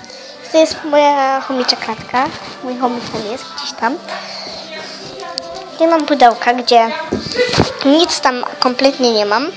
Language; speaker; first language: Polish; early bilingual, heritage; Polish